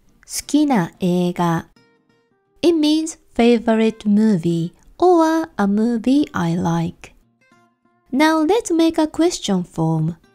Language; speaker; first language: English; non-native, fluent; Japanese